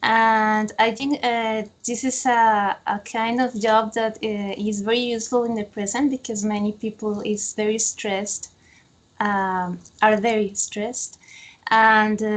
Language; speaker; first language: English; non-native, fluent; Spanish